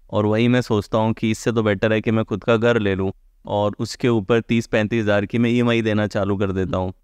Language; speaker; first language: Hindi; native; Hindi